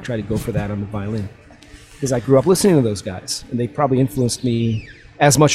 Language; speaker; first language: English; early bilingual, other home language; Russian